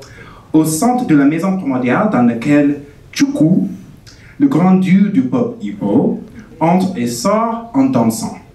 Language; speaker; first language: French; non-native, fluent; English